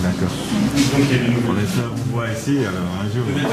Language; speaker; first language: French; native; French